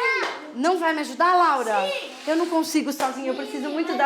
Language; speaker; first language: Portuguese; native; Portuguese